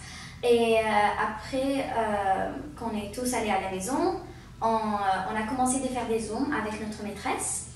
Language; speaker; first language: French; early bilingual, heritage; French